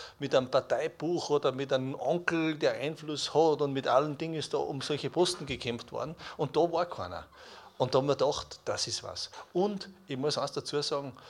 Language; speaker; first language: German; native; German